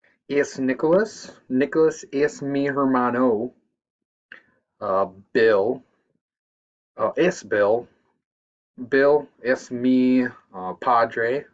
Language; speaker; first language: Spanish; non-native, learner; English